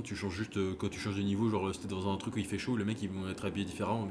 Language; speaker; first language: French; native; French